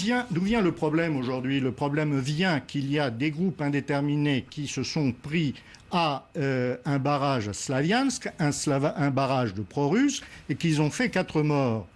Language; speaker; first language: French; native; French